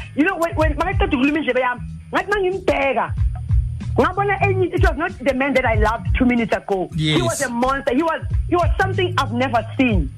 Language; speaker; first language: English; non-native, local second language; Xhosa